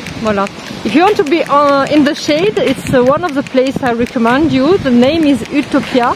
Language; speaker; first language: English; non-native, fluent; French